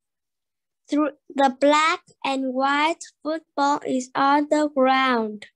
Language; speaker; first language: English; non-native, learner; Vietnamese